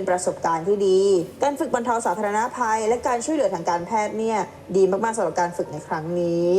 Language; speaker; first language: Thai; native; Thai